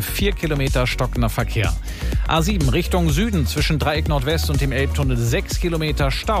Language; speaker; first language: German; native; German